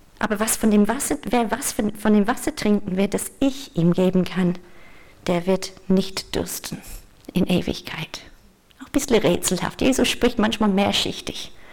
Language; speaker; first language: German; non-native, fluent; English